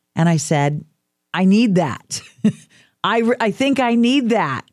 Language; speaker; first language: English; native; English